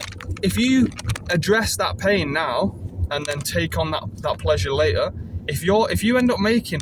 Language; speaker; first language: English; native; English